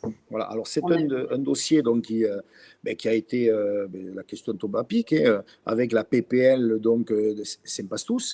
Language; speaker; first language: French; native; French